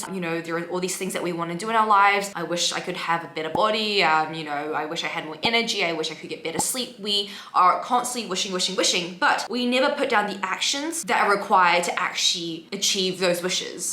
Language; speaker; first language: English; native; English